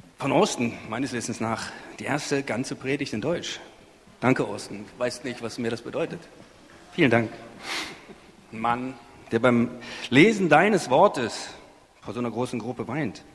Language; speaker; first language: German; native; German